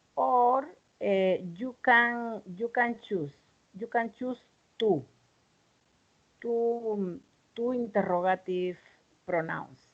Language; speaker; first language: English; non-native, learner; Spanish